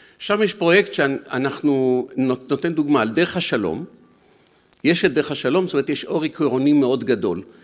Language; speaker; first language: Hebrew; native; Hebrew